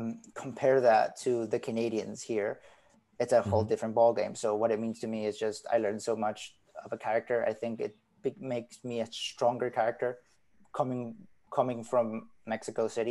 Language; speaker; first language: English; non-native, fluent; Spanish